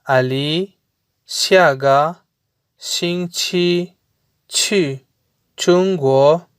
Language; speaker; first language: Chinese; non-native, learner; Urdu